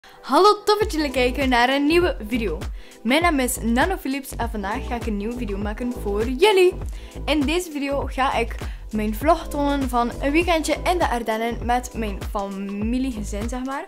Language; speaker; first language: Dutch; native; Dutch